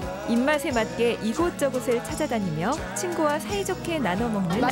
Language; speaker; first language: Korean; native; Korean